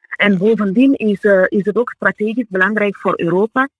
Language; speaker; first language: Dutch; non-native, fluent; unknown